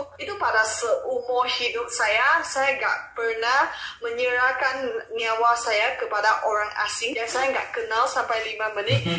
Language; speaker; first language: Malay; non-native, local second language; Chinese